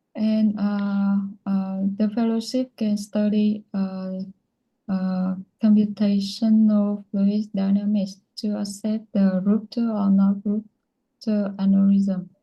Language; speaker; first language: English; non-native, learner; Vietnamese